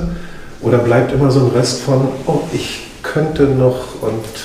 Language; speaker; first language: German; native; German